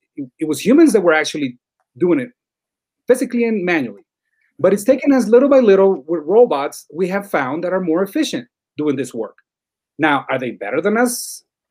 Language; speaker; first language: English; non-native, fluent; Spanish